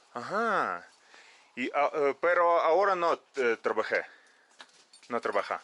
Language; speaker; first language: Spanish; non-native, learner; Russian